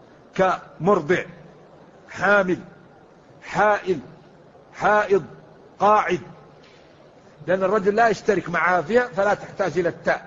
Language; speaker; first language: Arabic; native; Arabic